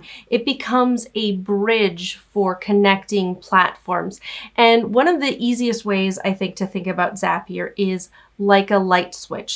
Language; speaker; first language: English; native; English